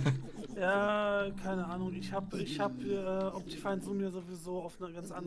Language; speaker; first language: German; native; German